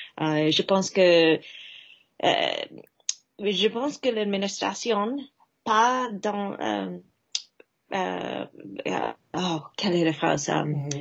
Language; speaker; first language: French; non-native, fluent; English